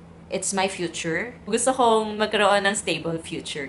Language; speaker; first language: English; non-native, local second language; Filipino